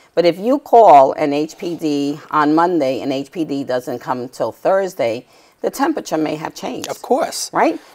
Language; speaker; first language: English; native; English